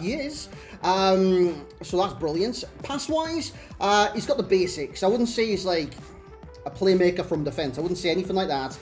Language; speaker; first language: English; native; English